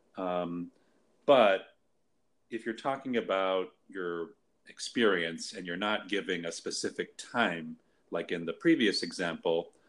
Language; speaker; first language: English; native; English